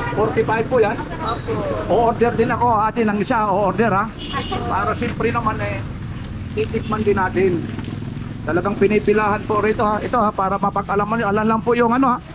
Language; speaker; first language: Filipino; native; Filipino